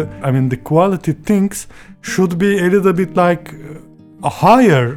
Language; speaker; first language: English; non-native, fluent; Turkish